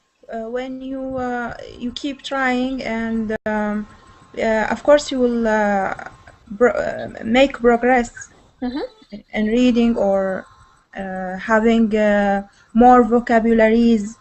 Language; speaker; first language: English; non-native, learner; Arabic